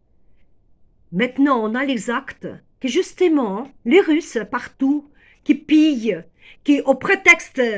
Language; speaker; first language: French; non-native, fluent; Ukrainian